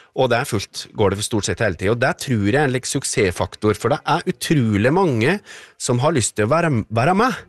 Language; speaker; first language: Norwegian; native; Norwegian